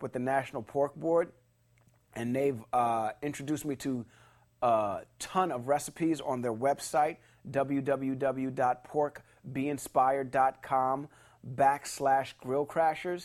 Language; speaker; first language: English; native; English